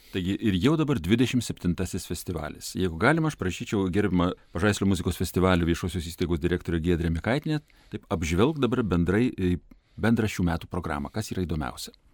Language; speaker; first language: Lithuanian; native; Lithuanian